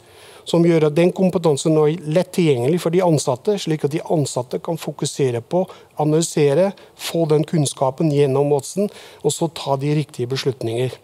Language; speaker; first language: Norwegian; non-native, fluent; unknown